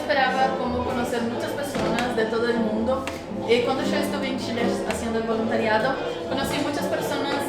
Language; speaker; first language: Spanish; non-native, learner; Portuguese